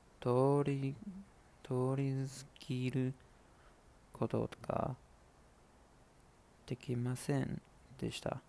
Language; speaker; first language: Japanese; non-native, learner; Chinese